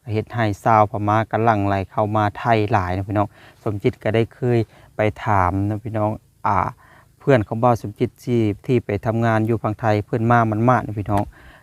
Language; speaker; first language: Thai; native; Thai